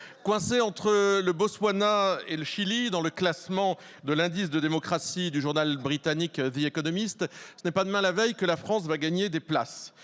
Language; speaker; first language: French; native; French